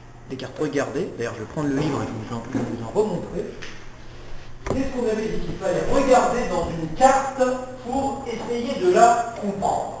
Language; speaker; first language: French; native; French